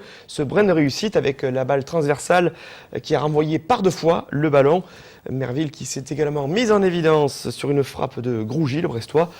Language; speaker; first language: French; native; French